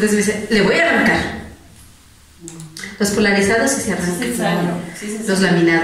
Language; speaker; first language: Spanish; native; Spanish